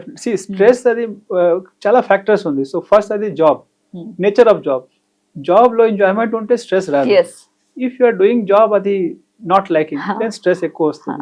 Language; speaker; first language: Telugu; non-native, fluent; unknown